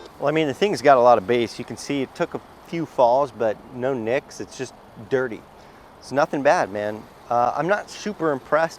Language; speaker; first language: English; native; English